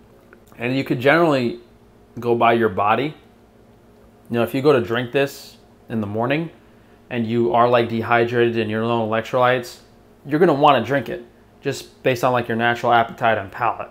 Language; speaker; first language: English; native; English